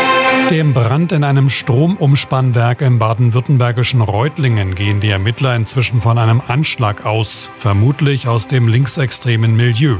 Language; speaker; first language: German; native; German